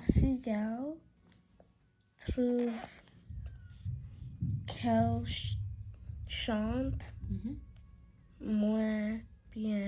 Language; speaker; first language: French; non-native, learner; English